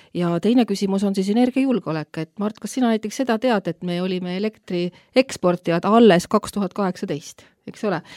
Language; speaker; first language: Estonian; native; Estonian